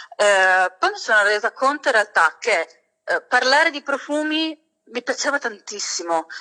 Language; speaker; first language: Italian; native; Italian